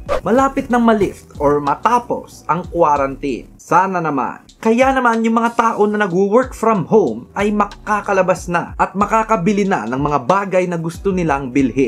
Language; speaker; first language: Filipino; native; Filipino